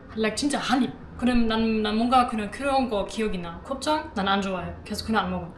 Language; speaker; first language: Korean; non-native, fluent; German